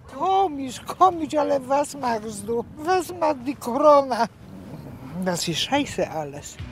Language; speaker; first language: German; non-native, learner; Polish